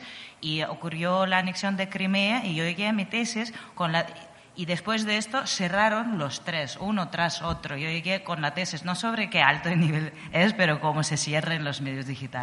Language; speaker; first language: Spanish; non-native, fluent; Russian